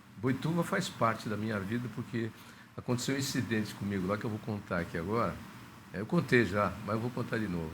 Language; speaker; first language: Portuguese; native; Portuguese